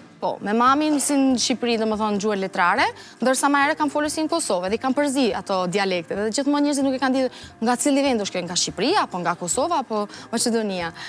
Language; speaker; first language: Albanian; early bilingual, heritage; Albanian